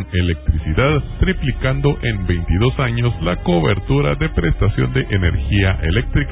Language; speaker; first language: Spanish; native; Spanish